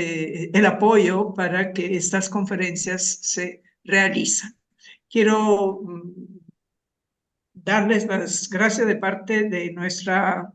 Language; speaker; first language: Spanish; non-native, fluent; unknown